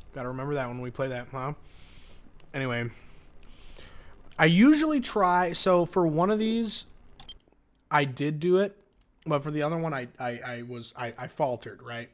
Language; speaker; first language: English; native; English